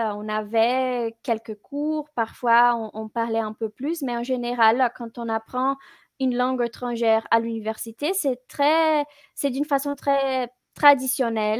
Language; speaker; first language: French; non-native, fluent; Portuguese